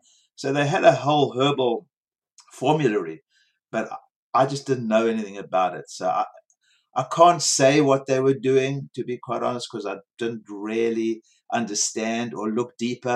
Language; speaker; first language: English; native; English